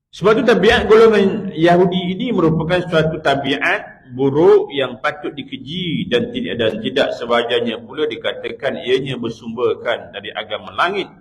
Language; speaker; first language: Malay; native; Malay